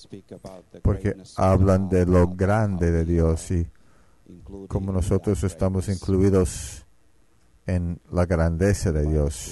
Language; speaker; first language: Spanish; non-native, fluent; Finnish